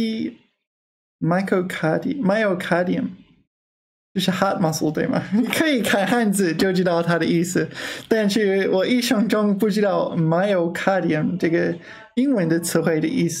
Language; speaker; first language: Chinese; non-native, learner; English